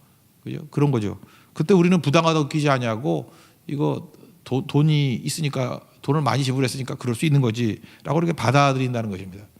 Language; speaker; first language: Korean; native; Korean